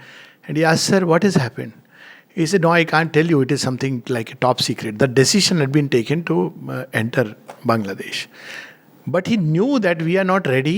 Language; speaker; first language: English; non-native, local second language; Hindi